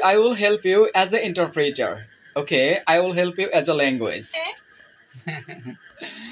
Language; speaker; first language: English; non-native, learner; Bangla